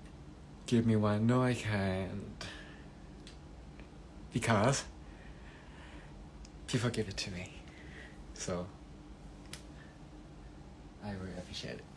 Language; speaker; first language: English; non-native, learner; Thai